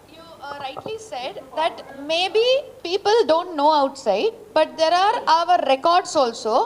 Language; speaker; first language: English; non-native, local second language; Telugu